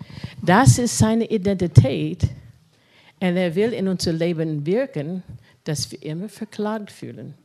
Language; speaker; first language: German; non-native, fluent; English